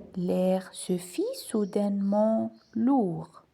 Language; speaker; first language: French; non-native, local second language; Arabic